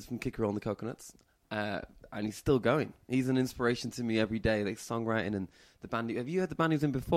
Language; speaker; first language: English; native; English